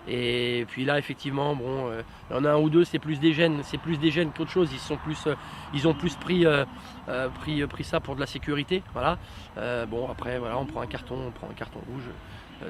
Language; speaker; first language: French; native; French